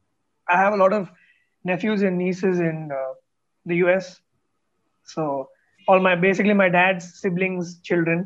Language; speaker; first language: English; non-native, local second language; Tamil